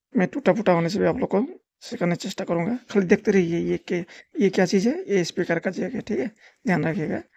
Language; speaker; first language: Hindi; non-native, local second language; Nepali